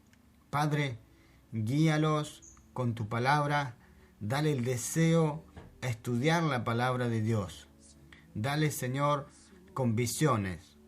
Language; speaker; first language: Spanish; non-native, fluent; French